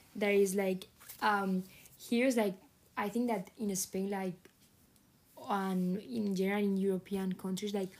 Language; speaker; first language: English; non-native, fluent; Spanish